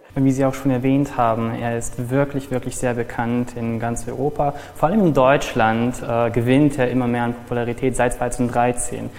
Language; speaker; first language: German; non-native, fluent; Serbian